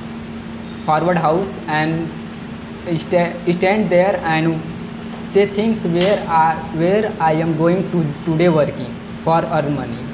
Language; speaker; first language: English; non-native, learner; Hindi